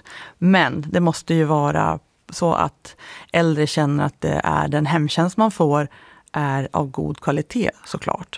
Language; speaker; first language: Swedish; native; Swedish